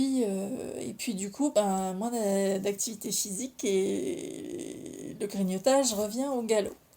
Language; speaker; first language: French; native; French